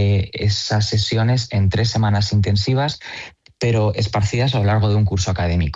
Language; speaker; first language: Spanish; native; Spanish